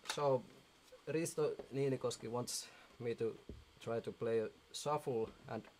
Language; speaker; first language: English; non-native, fluent; Finnish